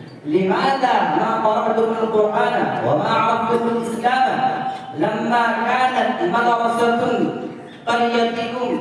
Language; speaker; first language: Arabic; non-native, learner; Urdu